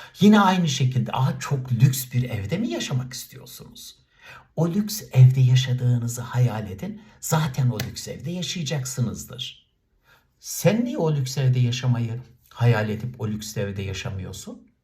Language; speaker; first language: Turkish; native; Turkish